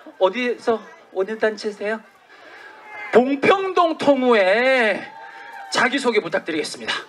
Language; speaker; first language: Korean; native; Korean